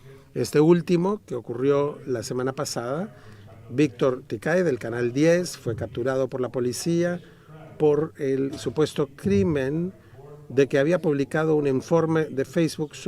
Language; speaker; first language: Spanish; native; Spanish